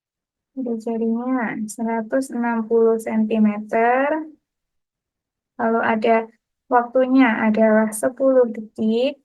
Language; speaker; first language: Indonesian; native; Indonesian